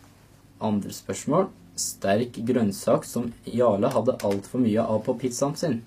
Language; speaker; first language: Norwegian; native; Norwegian